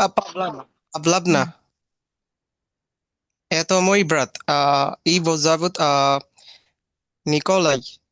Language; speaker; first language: Russian; non-native, learner; Bangla